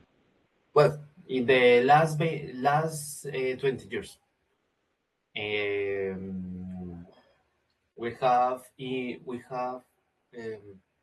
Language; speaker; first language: English; non-native, learner; Spanish